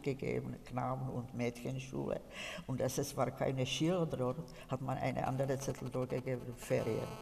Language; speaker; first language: German; non-native, fluent; Czech